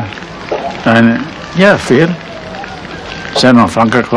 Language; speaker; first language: Dutch; non-native, local second language; Minangkabau